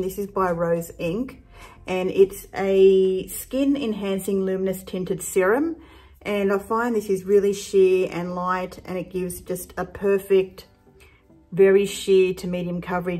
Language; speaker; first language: English; native; English